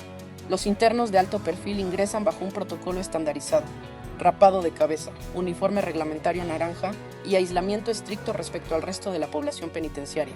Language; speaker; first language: Spanish; native; Spanish